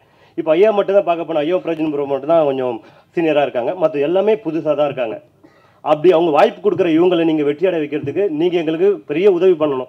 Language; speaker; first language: Tamil; native; Tamil